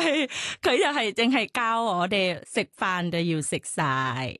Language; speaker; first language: Cantonese; non-native, learner; Thai